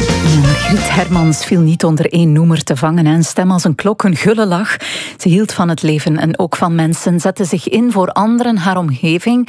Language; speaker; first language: Dutch; native; Dutch